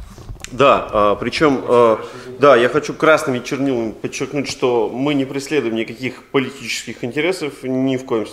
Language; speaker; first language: Russian; native; Russian